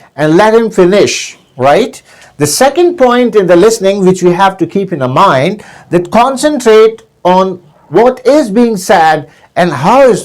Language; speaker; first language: English; non-native, local second language; Urdu